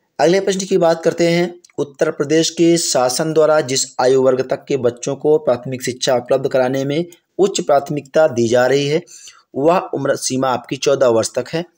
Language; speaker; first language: Hindi; native; Hindi